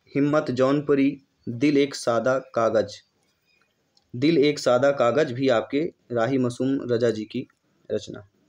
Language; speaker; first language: Hindi; native; Hindi